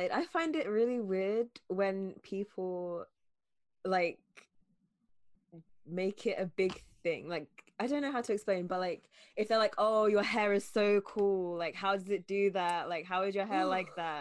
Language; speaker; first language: English; native; English